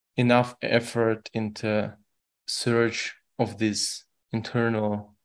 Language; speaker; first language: English; non-native, fluent; Russian